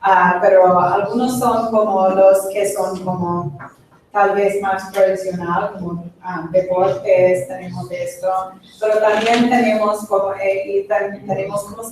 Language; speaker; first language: Spanish; non-native, fluent; English